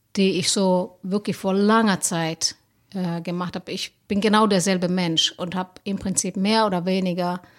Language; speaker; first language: German; non-native, fluent; Finnish